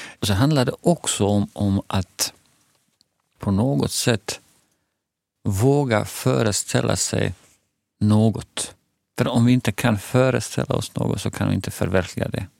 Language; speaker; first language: Swedish; non-native, fluent; Bosnian